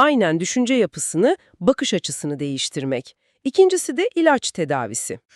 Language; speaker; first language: Turkish; native; Turkish